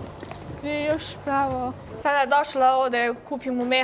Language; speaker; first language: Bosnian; non-native, learner; Chinese